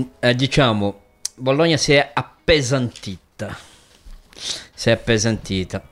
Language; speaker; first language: Italian; non-native, fluent; Portuguese